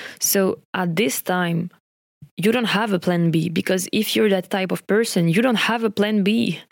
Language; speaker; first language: English; non-native, fluent; French